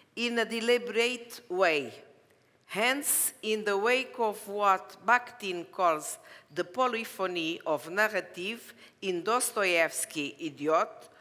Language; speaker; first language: English; non-native, learner; Portuguese